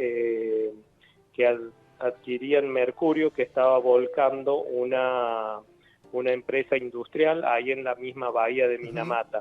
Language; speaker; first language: Spanish; native; Spanish